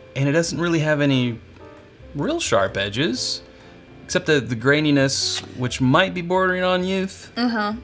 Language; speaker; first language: English; native; English